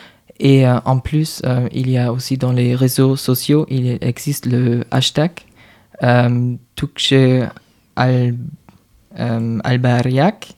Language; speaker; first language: French; non-native, fluent; German